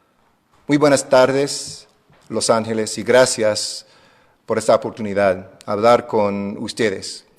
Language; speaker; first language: Spanish; non-native, fluent; English